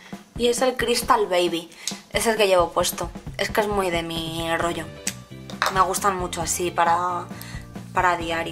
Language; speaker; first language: Spanish; native; Spanish